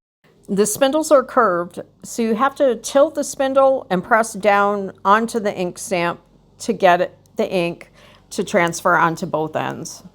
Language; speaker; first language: English; native; English